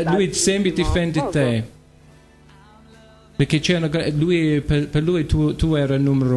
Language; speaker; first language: Italian; non-native, learner; English